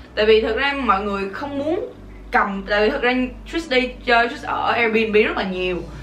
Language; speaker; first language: Vietnamese; native; Vietnamese